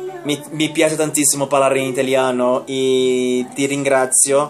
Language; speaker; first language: Italian; non-native, learner; Portuguese